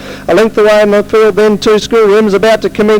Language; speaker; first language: English; native; English